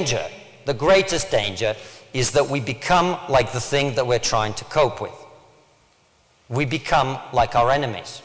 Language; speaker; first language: English; early bilingual, other home language; Russian